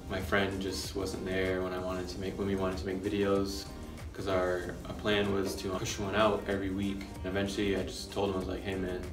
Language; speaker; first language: English; native; English